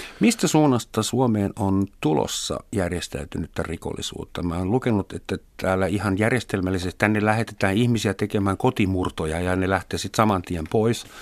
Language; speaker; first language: Finnish; non-native, fluent; German